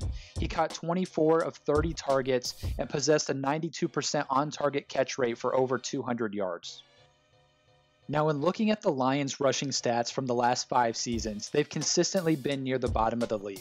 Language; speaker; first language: English; native; English